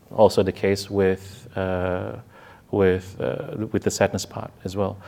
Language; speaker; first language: English; non-native, fluent; Indonesian